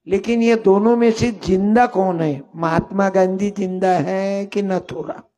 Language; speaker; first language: Hindi; non-native, local second language; Marathi